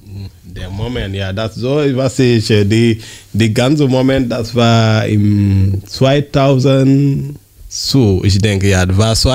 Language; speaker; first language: German; non-native, learner; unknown